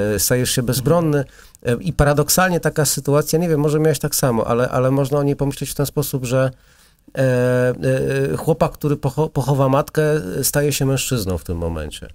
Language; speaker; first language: Polish; native; Polish